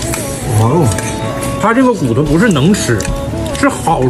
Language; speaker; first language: Chinese; native; Chinese